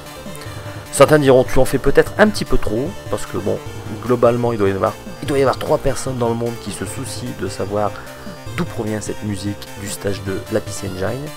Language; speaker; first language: French; native; French